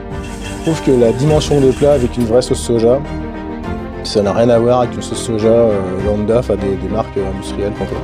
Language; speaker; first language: French; native; French